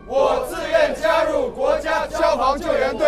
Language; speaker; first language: Chinese; native; Chinese